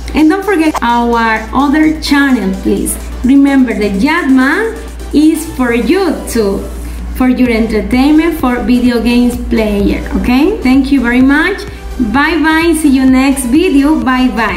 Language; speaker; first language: English; non-native, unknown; Spanish